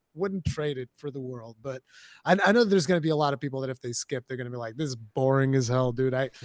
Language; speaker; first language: English; non-native, fluent; Portuguese